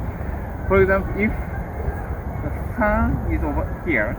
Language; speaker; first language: English; non-native, local second language; Bangla